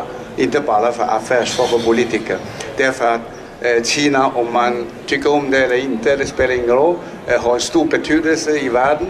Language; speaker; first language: Swedish; non-native, fluent; Chinese